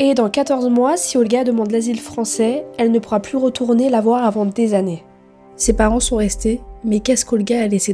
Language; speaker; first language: French; native; French